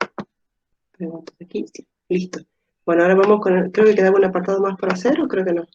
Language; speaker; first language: Spanish; native; Spanish